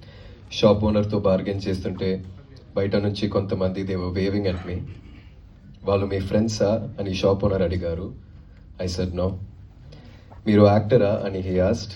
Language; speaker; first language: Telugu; non-native, learner; Tamil